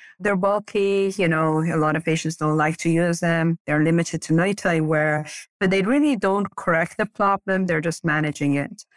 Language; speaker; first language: English; early bilingual, other home language; Persian